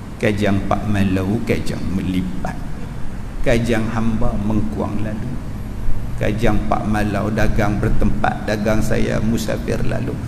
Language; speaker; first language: Malay; native; Malay